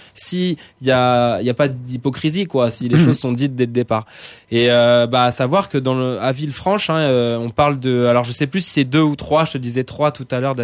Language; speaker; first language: French; native; French